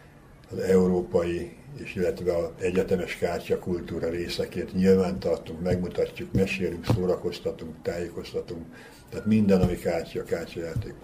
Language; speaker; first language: Hungarian; native; Hungarian